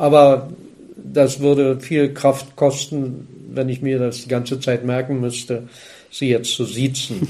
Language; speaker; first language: German; native; German